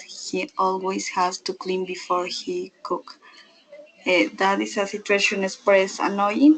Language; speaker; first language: English; non-native, learner; Spanish